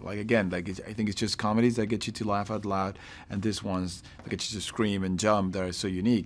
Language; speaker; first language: English; non-native, fluent; Spanish